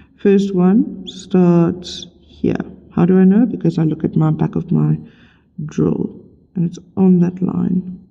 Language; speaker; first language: English; non-native, local second language; Afrikaans